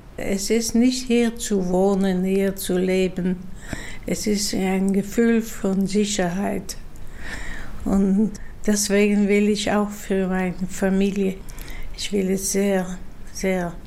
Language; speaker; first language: German; non-native, fluent; Dutch